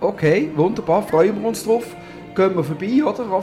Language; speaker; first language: German; native; German